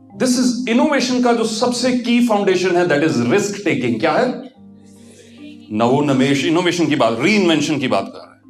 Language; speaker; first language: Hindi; non-native, local second language; Punjabi